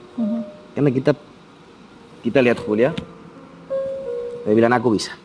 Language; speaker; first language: Indonesian; non-native, fluent; Spanish